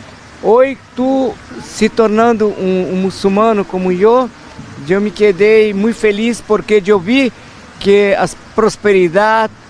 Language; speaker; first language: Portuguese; non-native, learner; Spanish